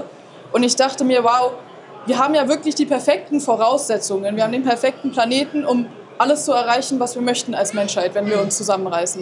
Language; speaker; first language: German; native; German